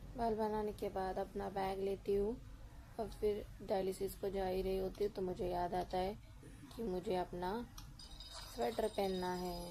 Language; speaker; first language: Hindi; non-native, local second language; Marathi